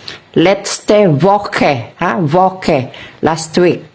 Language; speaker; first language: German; non-native, fluent; Cebuano